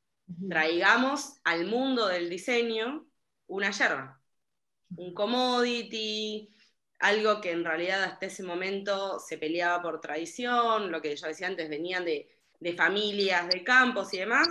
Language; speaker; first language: Spanish; native; Spanish